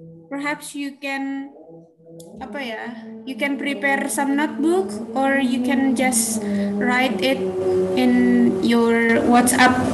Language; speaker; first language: English; non-native, fluent; Indonesian